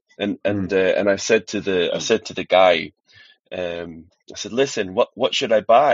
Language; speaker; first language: English; native; English